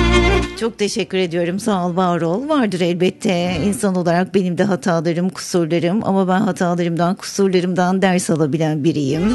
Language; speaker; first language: Turkish; native; Turkish